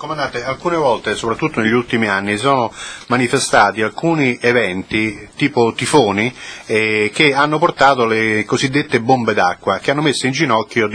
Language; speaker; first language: Italian; native; Italian